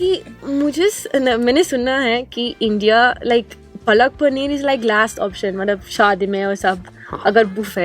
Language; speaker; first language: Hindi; non-native, fluent; Norwegian